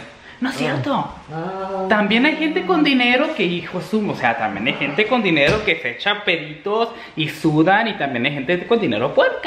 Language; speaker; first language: Spanish; native; Spanish